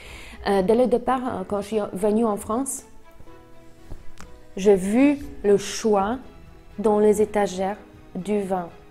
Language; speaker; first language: French; non-native, fluent; Polish